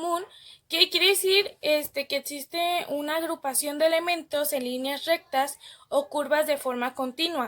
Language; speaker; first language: Spanish; native; Spanish